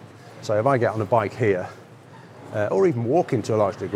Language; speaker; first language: English; native; English